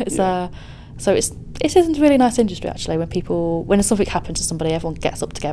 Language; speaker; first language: English; native; English